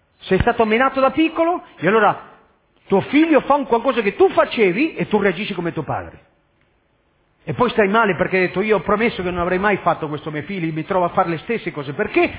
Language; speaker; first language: Italian; non-native, fluent; Spanish